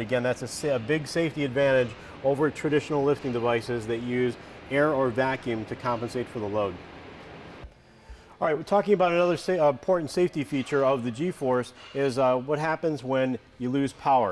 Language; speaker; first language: English; native; English